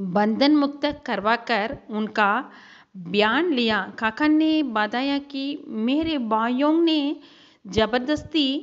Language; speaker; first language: Hindi; non-native, local second language; Tamil